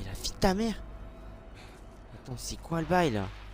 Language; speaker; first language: French; native; French